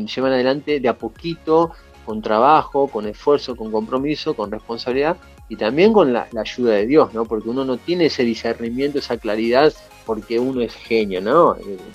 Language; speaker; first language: Spanish; native; Spanish